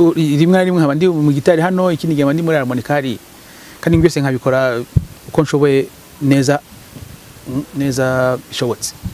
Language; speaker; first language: Kinyarwanda; early bilingual, heritage; Kinyarwanda